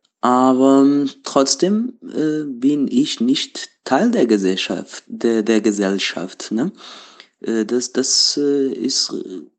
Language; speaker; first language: German; non-native, learner; Portuguese